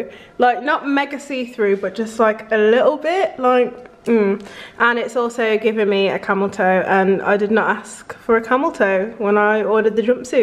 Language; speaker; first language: English; native; English